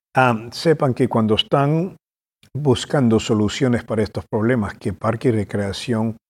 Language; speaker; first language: Spanish; early bilingual, heritage; Spanish